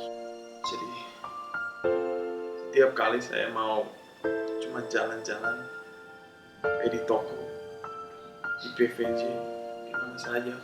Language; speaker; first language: Indonesian; early bilingual, other home language; English